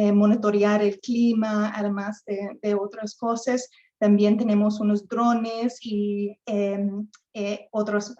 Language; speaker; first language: Spanish; non-native, fluent; English